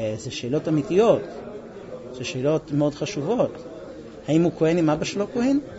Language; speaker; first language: Hebrew; non-native, fluent; English